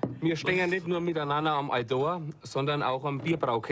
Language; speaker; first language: German; native; German